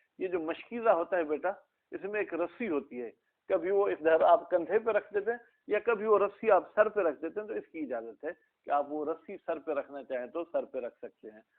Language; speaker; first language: Urdu; non-native, local second language; Sindhi